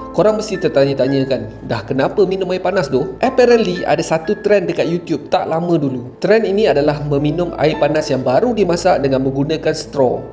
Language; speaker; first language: Malay; native; Malay